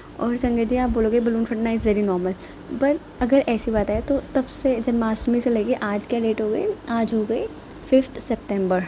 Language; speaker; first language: Hindi; native; Hindi